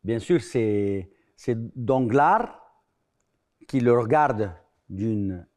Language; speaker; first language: French; non-native, fluent; Arabic